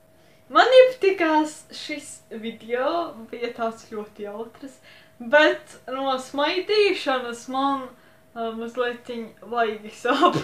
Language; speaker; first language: Latvian; non-native, local second language; Russian